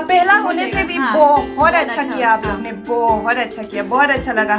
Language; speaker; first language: Hindi; non-native, local second language; Bodo